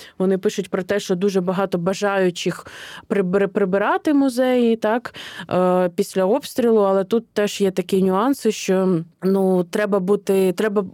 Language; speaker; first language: Ukrainian; native; Ukrainian